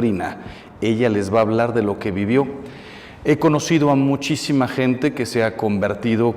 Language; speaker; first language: Spanish; native; Spanish